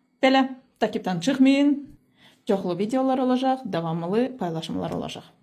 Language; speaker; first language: Azerbaijani; non-native, fluent; Russian